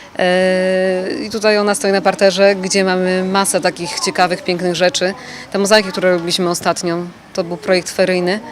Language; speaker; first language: Polish; native; Polish